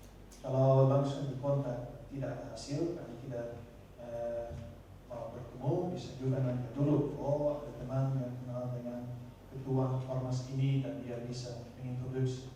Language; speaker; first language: Indonesian; non-native, fluent; Dutch